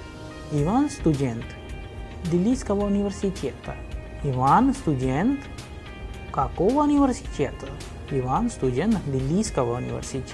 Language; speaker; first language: Russian; non-native, fluent; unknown